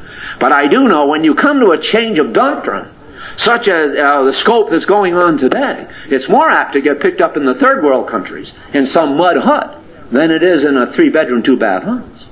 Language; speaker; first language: English; native; English